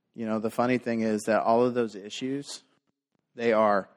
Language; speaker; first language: English; native; English